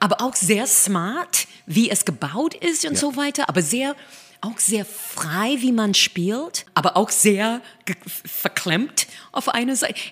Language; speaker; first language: German; non-native, fluent; English